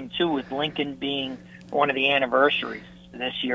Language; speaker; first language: English; native; English